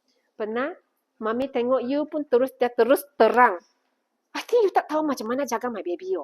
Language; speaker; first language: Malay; non-native, local second language; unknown